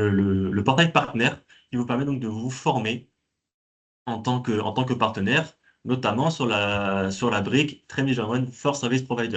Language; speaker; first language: French; native; French